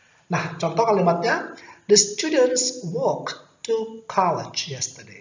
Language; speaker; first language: English; non-native, fluent; Indonesian